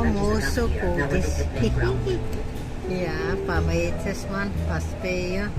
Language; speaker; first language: Latvian; non-native, local second language; Russian